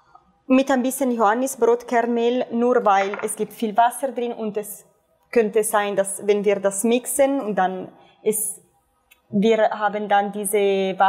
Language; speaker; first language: German; non-native, fluent; Italian